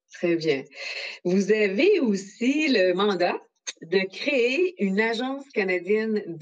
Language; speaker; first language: French; native; French